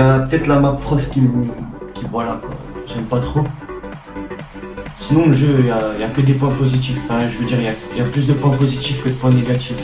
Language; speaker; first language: French; native; French